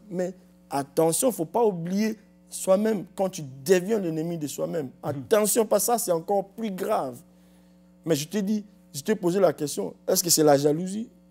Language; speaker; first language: French; non-native, local second language; Lingala